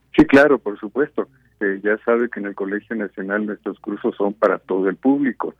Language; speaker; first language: Spanish; native; Spanish